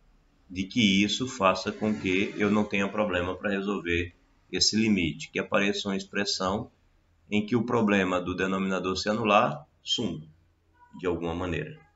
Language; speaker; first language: Portuguese; native; Portuguese